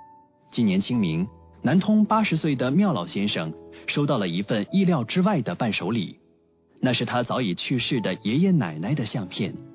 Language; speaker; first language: Chinese; native; Chinese